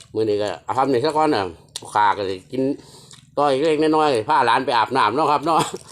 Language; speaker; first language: Thai; native; Thai